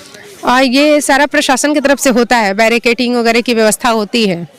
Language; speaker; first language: Hindi; native; Hindi